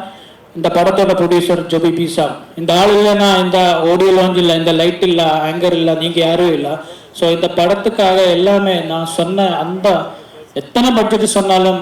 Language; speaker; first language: Tamil; non-native, learner; Malayalam